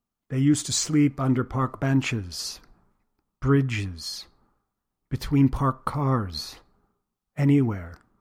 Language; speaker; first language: English; native; English